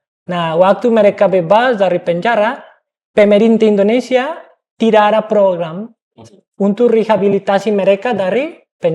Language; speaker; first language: Indonesian; non-native, fluent; English